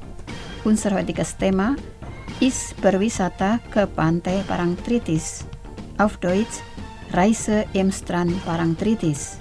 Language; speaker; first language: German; non-native, fluent; Indonesian